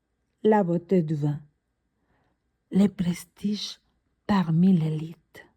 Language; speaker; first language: French; non-native, fluent; Spanish